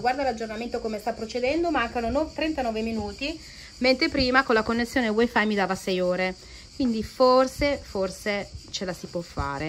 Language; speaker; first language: Italian; native; Italian